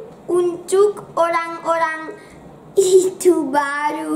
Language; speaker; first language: Indonesian; non-native, learner; English